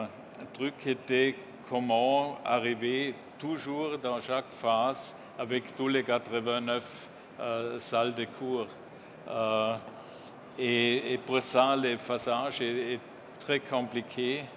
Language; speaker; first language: French; non-native, learner; German